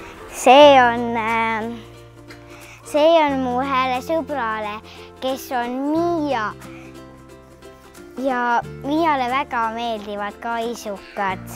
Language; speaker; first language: Estonian; native; Estonian